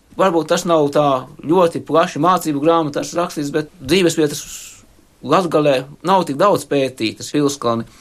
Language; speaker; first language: Latvian; native; Latvian